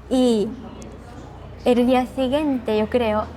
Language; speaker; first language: Spanish; non-native, learner; Japanese